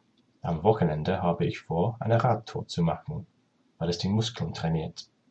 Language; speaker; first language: German; non-native, learner; English